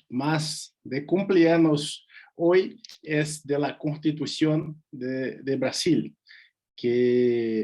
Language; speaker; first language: Spanish; non-native, learner; Portuguese